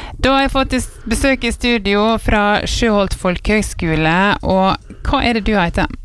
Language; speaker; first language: Norwegian; native; Norwegian